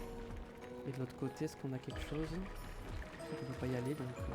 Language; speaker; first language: French; native; French